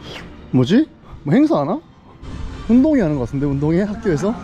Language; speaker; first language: Korean; native; Korean